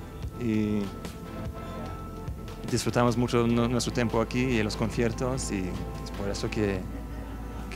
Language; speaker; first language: Spanish; non-native, fluent; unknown